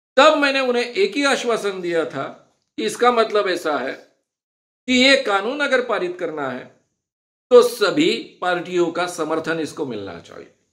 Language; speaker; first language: Hindi; non-native, local second language; Marathi